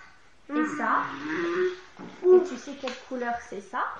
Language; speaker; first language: French; native; French